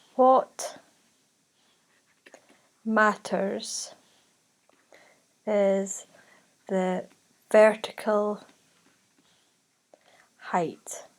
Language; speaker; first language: English; native; English